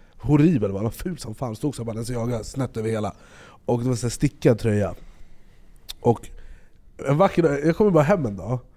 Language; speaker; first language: Swedish; native; Swedish